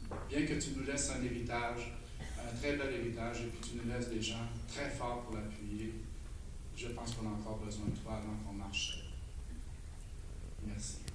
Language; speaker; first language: French; native; French